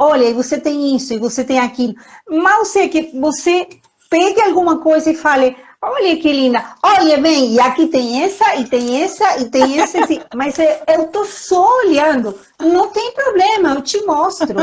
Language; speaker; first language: Portuguese; non-native, fluent; Spanish